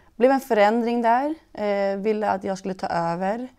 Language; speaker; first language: Swedish; early bilingual, other home language; Persian